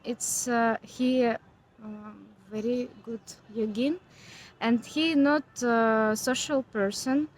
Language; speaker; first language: English; non-native, learner; Ukrainian